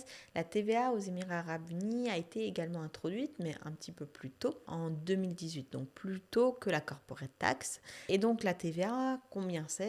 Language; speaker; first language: French; native; French